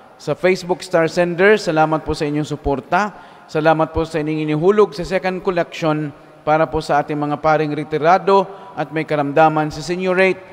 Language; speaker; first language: Filipino; native; Filipino